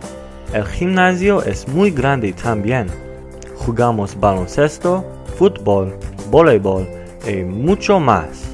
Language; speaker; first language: Spanish; non-native, learner; English